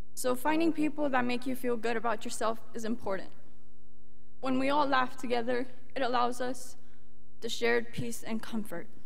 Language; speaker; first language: English; early bilingual, other home language; Spanish